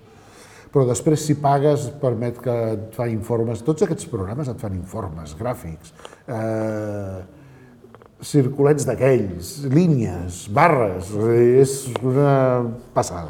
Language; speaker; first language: Catalan; native; Catalan